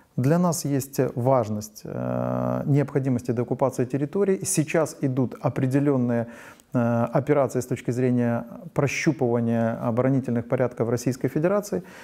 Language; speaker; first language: Russian; non-native, local second language; Ukrainian